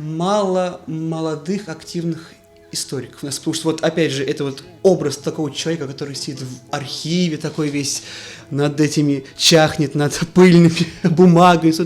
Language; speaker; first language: Russian; native; Russian